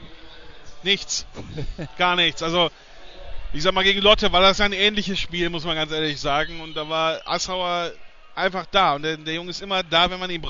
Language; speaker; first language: German; native; German